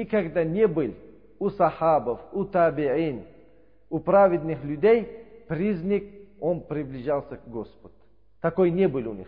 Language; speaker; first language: Russian; non-native, learner; Uzbek